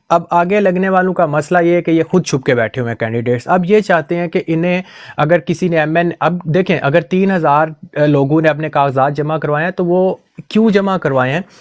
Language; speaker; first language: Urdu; non-native, local second language; Punjabi